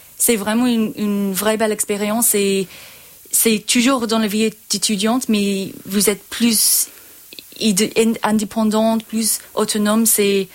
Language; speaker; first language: French; non-native, learner; English